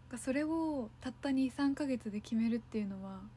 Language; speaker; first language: Japanese; native; Japanese